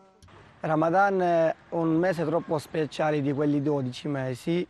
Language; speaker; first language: Italian; non-native, learner; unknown